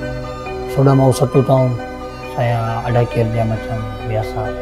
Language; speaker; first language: Indonesian; non-native, learner; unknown